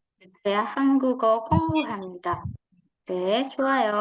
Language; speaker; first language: Korean; non-native, fluent; Indonesian